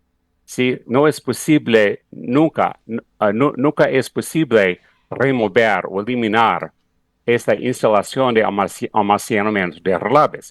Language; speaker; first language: Spanish; non-native, fluent; English